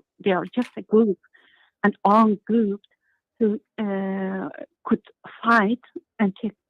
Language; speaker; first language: English; non-native, learner; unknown